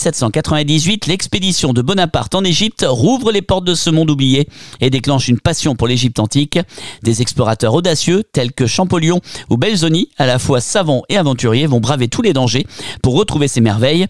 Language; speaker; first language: French; native; French